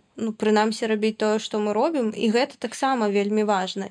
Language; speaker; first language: Belarusian; non-native, local second language; Russian